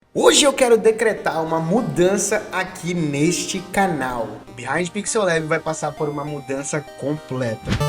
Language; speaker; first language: Portuguese; native; Portuguese